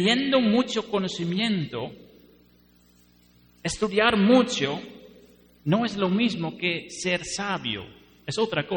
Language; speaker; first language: Spanish; non-native, fluent; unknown